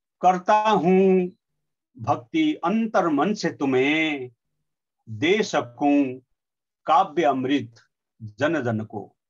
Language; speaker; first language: Hindi; non-native, local second language; Nepali